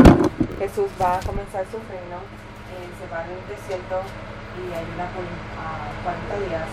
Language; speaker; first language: Spanish; early bilingual, heritage; Spanish